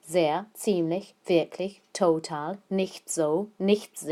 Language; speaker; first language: German; non-native, fluent; English